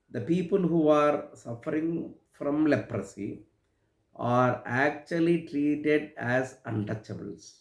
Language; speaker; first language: English; non-native, local second language; Telugu